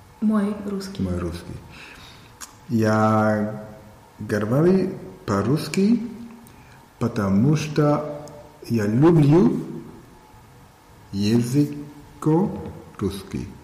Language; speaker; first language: Russian; non-native, learner; German